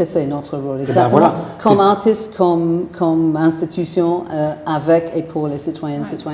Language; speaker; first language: French; non-native, fluent; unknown